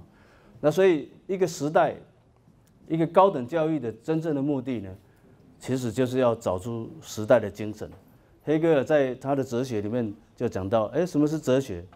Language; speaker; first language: Chinese; native; Chinese